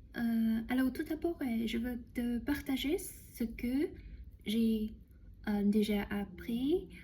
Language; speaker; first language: French; non-native, learner; Chinese